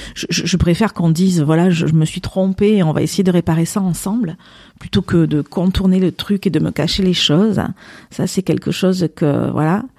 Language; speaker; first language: French; native; French